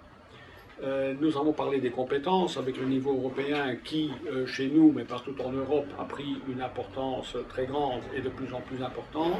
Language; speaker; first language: French; native; French